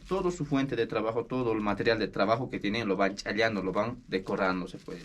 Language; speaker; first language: Spanish; native; Spanish